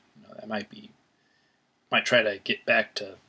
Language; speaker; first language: English; native; English